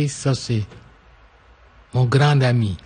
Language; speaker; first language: French; non-native, fluent; English